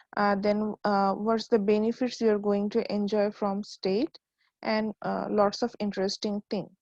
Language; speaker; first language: English; non-native, local second language; Bangla